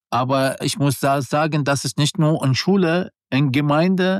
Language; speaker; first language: German; non-native, learner; Arabic